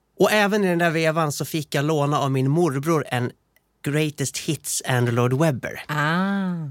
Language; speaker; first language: Swedish; native; Swedish